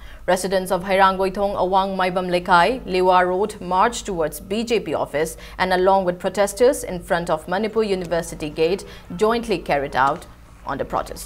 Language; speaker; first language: English; non-native, local second language; Manipuri